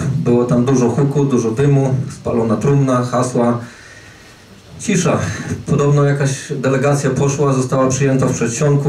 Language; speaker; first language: Polish; native; Polish